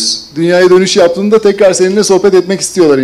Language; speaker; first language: Turkish; native; Turkish